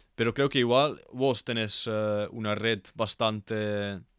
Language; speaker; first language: Spanish; non-native, fluent; Dutch